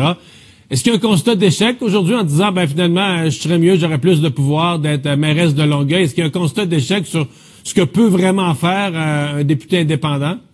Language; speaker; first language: French; native; French